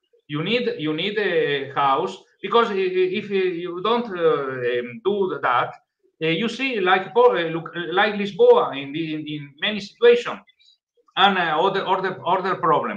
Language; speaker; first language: English; non-native, learner; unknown